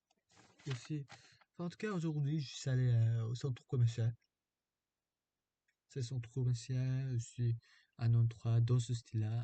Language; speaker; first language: French; non-native, fluent; Korean